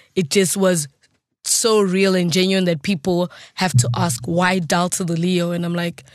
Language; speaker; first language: English; non-native, local second language; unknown